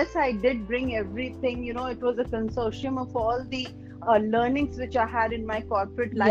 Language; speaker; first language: English; non-native, local second language; Hindi